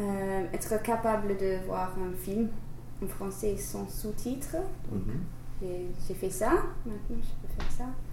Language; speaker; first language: French; non-native, learner; English